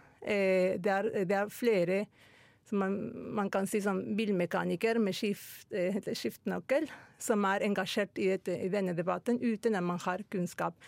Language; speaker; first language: Norwegian; non-native, fluent; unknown